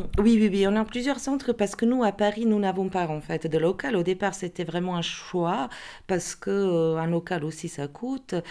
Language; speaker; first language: French; non-native, fluent; Croatian